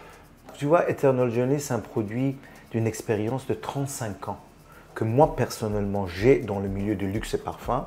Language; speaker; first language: French; non-native, fluent; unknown